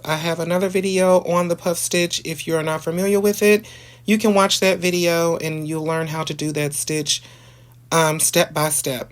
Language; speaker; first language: English; native; English